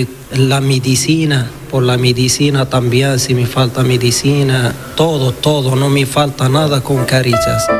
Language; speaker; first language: Spanish; non-native, learner; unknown